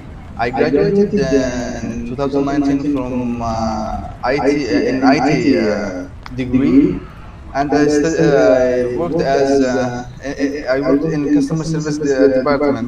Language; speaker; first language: English; non-native, fluent; Arabic